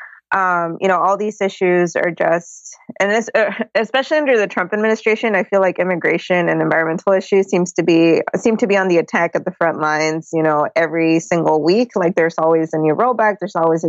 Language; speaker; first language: English; native; English